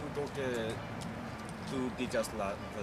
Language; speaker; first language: Spanish; non-native, learner; English